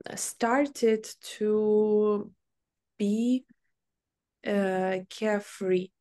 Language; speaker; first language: English; non-native, fluent; Ukrainian